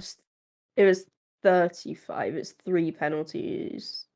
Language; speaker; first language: English; native; English